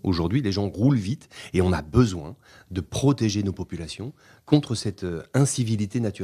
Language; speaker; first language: French; native; French